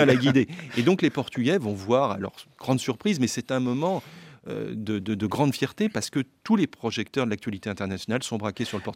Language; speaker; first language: French; native; French